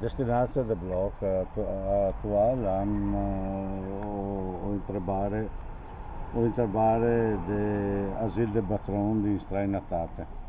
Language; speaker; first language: Romanian; non-native, learner; Italian